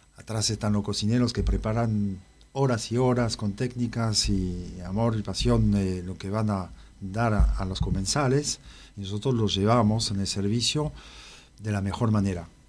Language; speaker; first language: Spanish; non-native, fluent; French